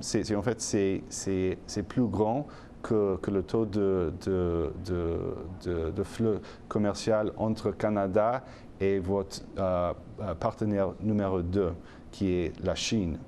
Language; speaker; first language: French; non-native, fluent; English